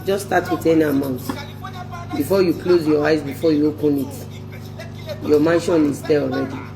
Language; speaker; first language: English; non-native, local second language; Yoruba